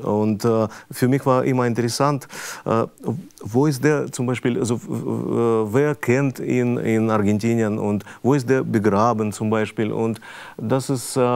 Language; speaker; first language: German; non-native, fluent; Russian